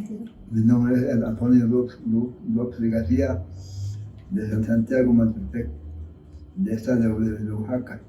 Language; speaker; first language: Spanish; non-native, local second language; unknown